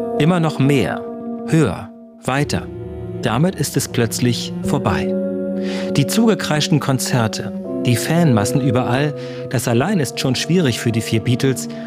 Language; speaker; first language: German; native; German